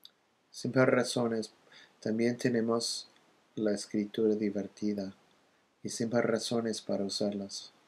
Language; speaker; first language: Spanish; non-native, fluent; English